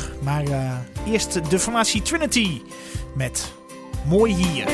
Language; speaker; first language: Dutch; native; Dutch